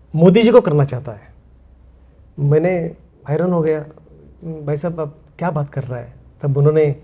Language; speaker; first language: Hindi; non-native, local second language; Kannada